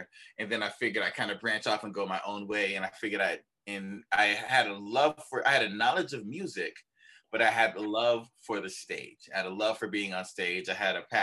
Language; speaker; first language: English; native; English